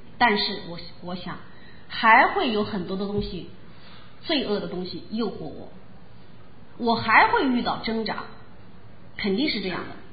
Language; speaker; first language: Chinese; native; Chinese